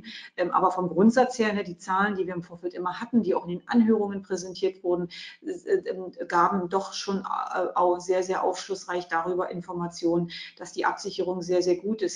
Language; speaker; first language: German; native; German